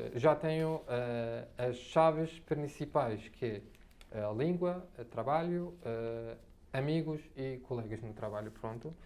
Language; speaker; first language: Portuguese; non-native, fluent; Arabic